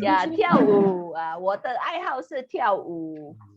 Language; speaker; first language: Chinese; non-native, fluent; Indonesian